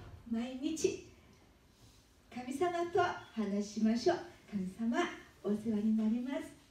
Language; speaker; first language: Japanese; early bilingual, heritage; Japanese